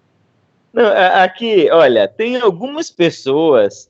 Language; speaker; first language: Portuguese; native; Portuguese